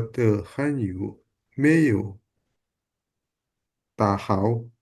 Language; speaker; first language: Chinese; non-native, learner; Indonesian